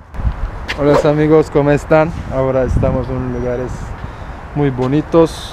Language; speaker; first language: Spanish; non-native, learner; Turkish